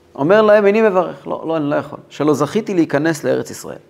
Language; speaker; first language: Hebrew; native; Hebrew